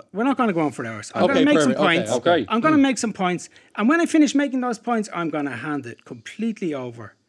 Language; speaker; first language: English; native; English